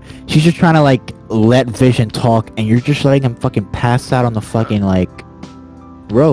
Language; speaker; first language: English; native; English